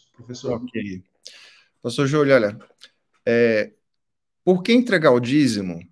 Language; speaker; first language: Portuguese; native; Portuguese